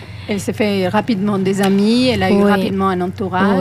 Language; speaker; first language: French; native; French